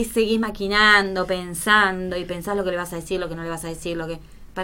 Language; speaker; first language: Spanish; native; Spanish